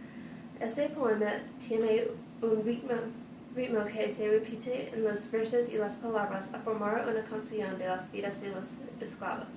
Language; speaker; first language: Spanish; non-native, learner; English